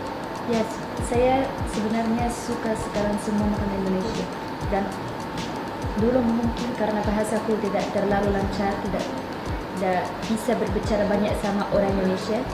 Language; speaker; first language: Indonesian; non-native, learner; Arabic